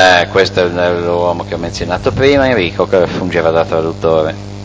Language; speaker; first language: Italian; native; Italian